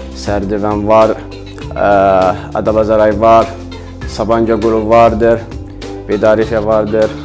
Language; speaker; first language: Turkish; non-native, learner; Arabic